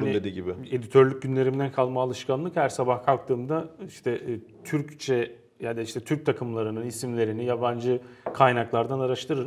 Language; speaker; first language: Turkish; native; Turkish